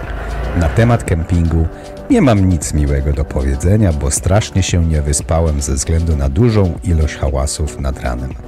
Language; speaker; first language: Polish; native; Polish